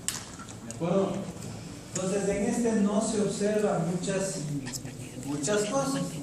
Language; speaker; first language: Spanish; native; Spanish